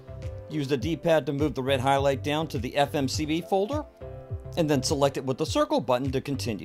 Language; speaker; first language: English; native; English